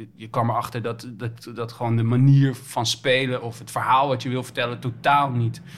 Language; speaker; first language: Dutch; native; Dutch